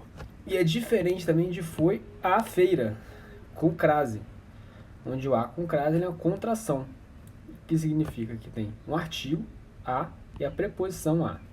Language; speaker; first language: Portuguese; native; Portuguese